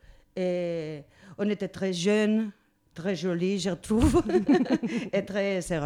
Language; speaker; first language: French; non-native, fluent; Spanish